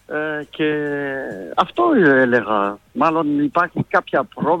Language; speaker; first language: Greek; non-native, fluent; French